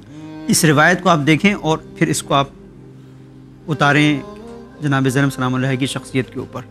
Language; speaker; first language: Urdu; native; Urdu